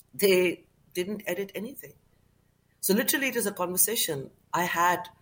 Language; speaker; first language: English; non-native, local second language; Urdu